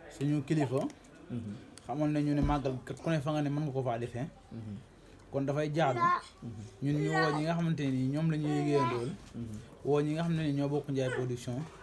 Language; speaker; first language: Wolof; native; Wolof